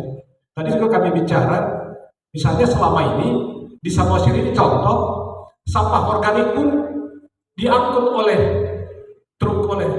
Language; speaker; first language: Indonesian; native; Indonesian